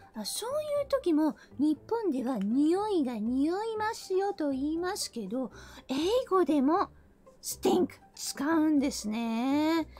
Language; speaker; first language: Japanese; non-native, fluent; English